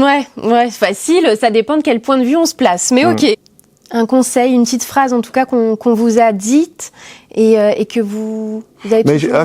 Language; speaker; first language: French; native; French